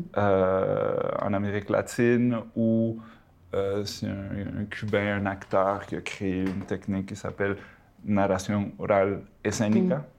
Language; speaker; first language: French; early bilingual, other home language; Spanish